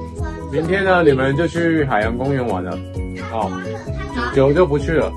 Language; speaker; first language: Chinese; native; Chinese